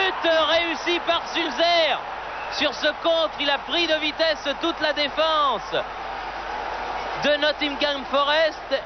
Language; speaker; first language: French; native; French